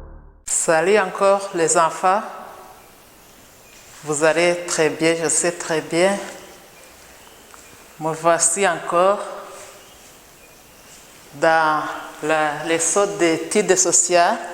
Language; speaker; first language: French; non-native, local second language; Kinyarwanda